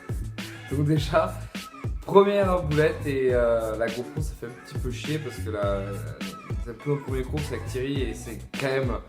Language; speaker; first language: French; native; French